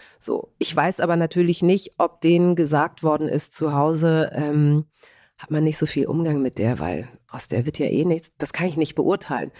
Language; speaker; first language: German; early bilingual, other home language; Greek